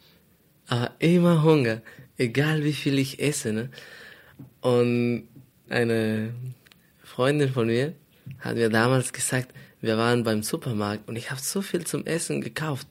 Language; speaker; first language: German; non-native, fluent; Spanish